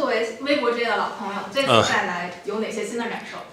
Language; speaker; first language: Chinese; native; Chinese